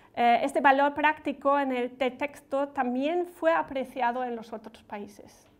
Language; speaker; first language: Spanish; non-native, fluent; German